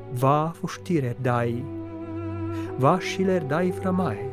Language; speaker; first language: Norwegian; non-native, fluent; Polish